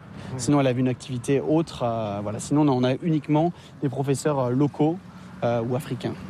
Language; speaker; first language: French; native; French